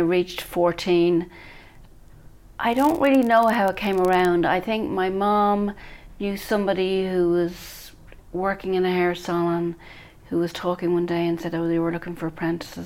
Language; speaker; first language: English; native; English